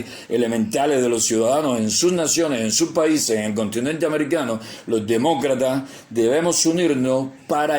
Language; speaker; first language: Spanish; native; Spanish